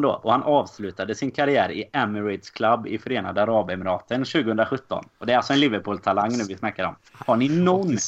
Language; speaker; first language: Swedish; native; Swedish